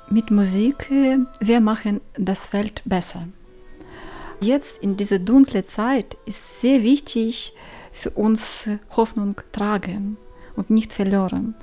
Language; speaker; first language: German; non-native, learner; Ukrainian